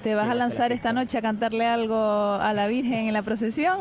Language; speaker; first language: Spanish; native; Spanish